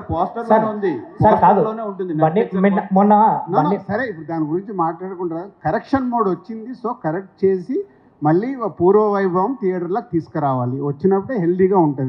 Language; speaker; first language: Telugu; native; Telugu